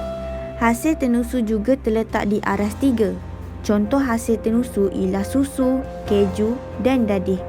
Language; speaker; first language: Malay; native; Malay